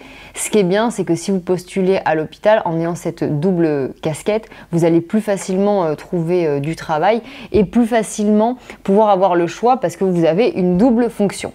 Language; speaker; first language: French; native; French